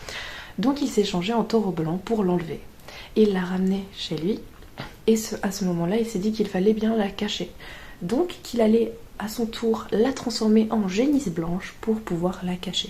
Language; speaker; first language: French; native; French